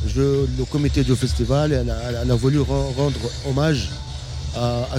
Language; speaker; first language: French; non-native, local second language; Arabic